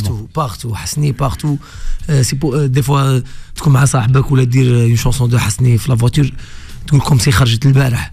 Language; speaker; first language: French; non-native, local second language; Arabic